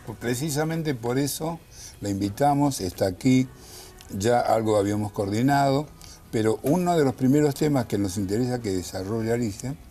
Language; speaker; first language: Spanish; native; Spanish